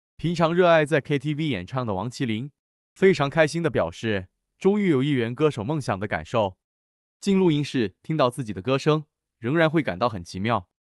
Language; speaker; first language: Chinese; native; Chinese